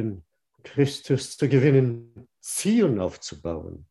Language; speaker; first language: German; non-native, fluent; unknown